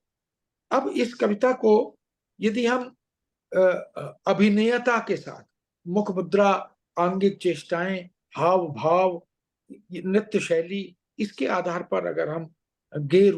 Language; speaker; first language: Hindi; native; Hindi